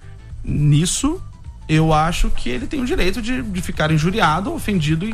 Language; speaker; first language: Portuguese; native; Portuguese